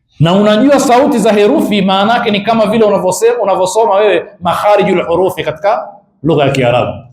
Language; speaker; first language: Swahili; native; Swahili